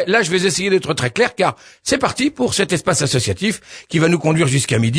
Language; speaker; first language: French; native; French